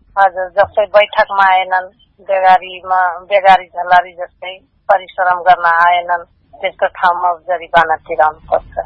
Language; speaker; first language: Nepali; non-native, local second language; Dangaura Tharu